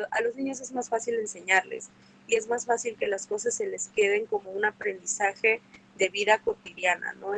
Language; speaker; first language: Spanish; native; Spanish